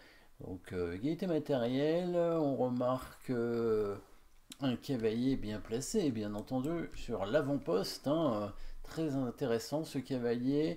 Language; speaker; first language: French; native; French